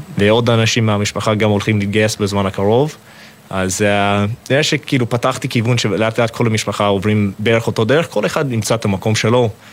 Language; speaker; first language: Hebrew; non-native, fluent; English